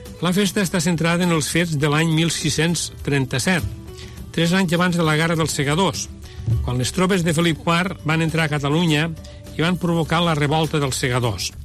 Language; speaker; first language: Catalan; native; Catalan